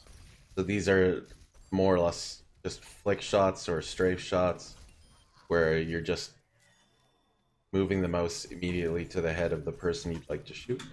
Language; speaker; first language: English; native; English